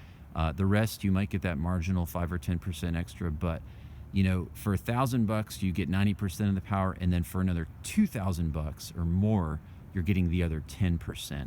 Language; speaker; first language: English; native; English